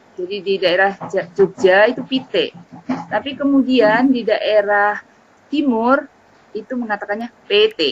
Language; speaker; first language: Indonesian; native; Indonesian